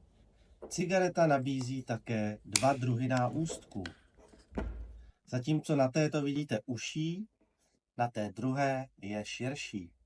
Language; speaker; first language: Czech; native; Czech